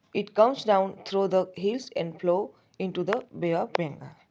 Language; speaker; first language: English; non-native, local second language; Gujarati